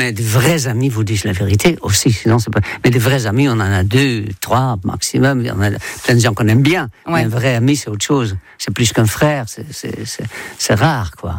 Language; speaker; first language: French; non-native, fluent; Dutch